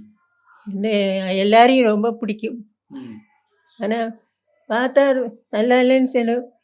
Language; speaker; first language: Tamil; non-native, learner; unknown